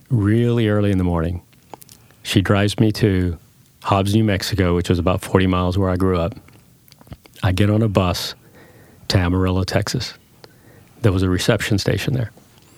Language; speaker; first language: English; early bilingual, other home language; Spanish